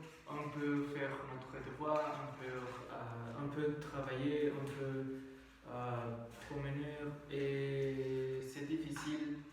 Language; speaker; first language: French; non-native, learner; Spanish